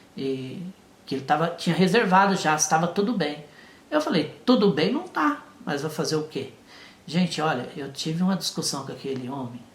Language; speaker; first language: Portuguese; native; Portuguese